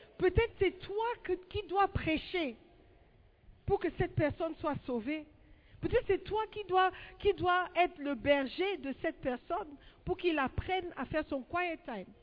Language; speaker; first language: French; non-native, fluent; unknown